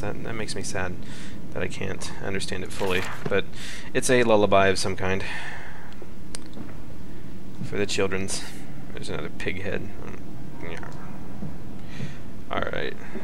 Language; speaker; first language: English; native; English